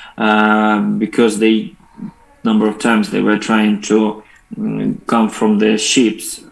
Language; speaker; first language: English; non-native, fluent; Ukrainian